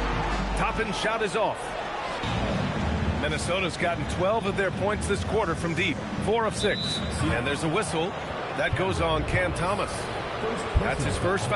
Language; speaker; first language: English; native; English